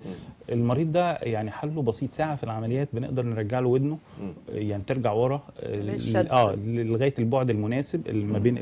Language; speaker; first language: Arabic; native; Arabic